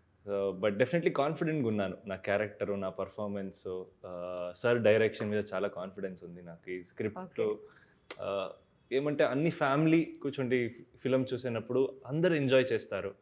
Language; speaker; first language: Telugu; non-native, fluent; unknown